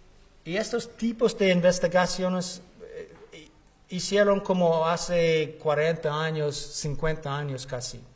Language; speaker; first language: Spanish; non-native, learner; English